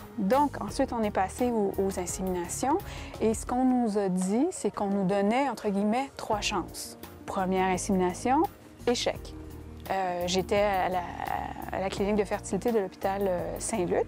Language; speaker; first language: French; native; French